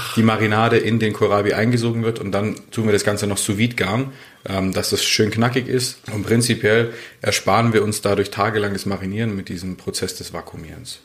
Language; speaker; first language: German; native; German